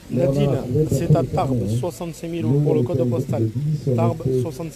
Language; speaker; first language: French; native; French